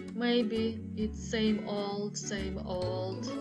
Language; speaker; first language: English; non-native, fluent; Ukrainian